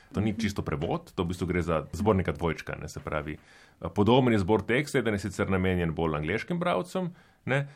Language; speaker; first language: Slovenian; native; Slovenian